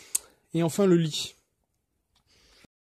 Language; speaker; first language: French; native; French